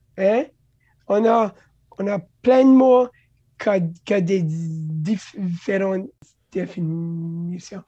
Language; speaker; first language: French; non-native, local second language; English